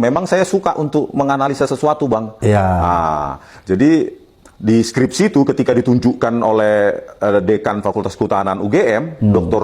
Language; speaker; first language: Indonesian; native; Indonesian